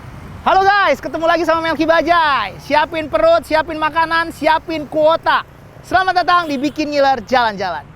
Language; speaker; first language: Indonesian; native; Indonesian